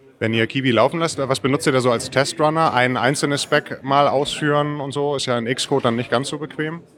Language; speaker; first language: German; native; German